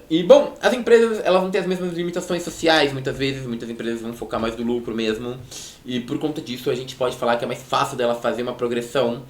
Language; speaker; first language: Portuguese; native; Portuguese